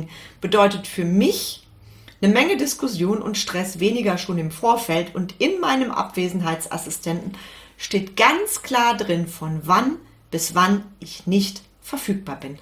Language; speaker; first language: German; native; German